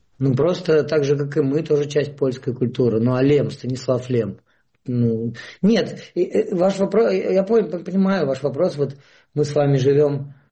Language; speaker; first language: Russian; native; Russian